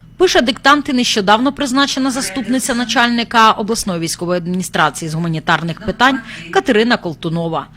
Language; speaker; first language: Ukrainian; native; Ukrainian